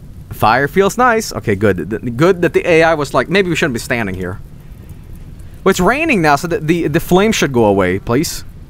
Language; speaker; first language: English; non-native, fluent; Swedish